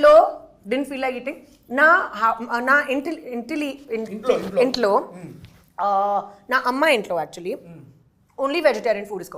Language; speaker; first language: Telugu; non-native, learner; Hindi